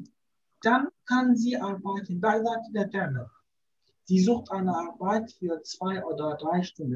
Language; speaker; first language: German; non-native, learner; Arabic